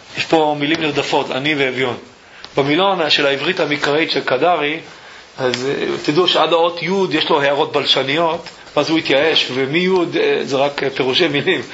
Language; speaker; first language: Hebrew; early bilingual, other home language; English